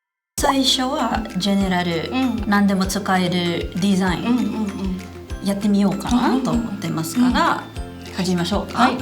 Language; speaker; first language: Japanese; non-native, fluent; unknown